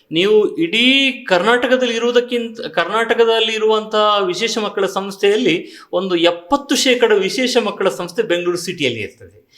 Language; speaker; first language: Kannada; native; Kannada